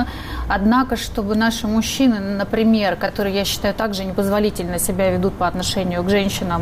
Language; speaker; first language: Russian; native; Russian